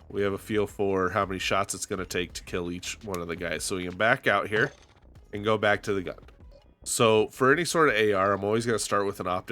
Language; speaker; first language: English; native; English